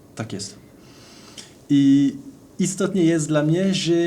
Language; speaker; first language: Polish; non-native, fluent; French